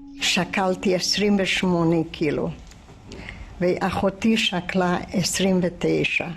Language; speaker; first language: Hebrew; non-native, fluent; Hungarian